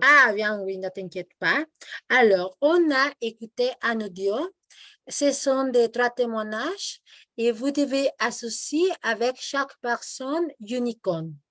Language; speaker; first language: French; non-native, fluent; Spanish